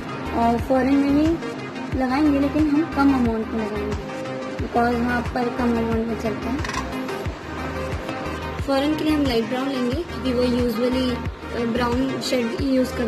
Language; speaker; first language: Hindi; native; Hindi